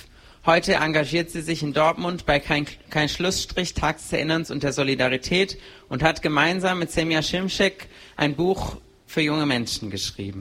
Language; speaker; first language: German; native; German